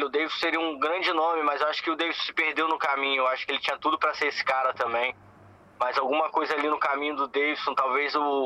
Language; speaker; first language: Portuguese; native; Portuguese